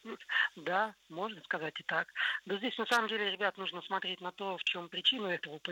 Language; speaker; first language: Russian; native; Russian